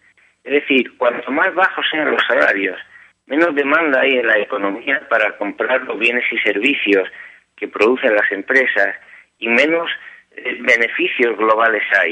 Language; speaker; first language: Spanish; native; Spanish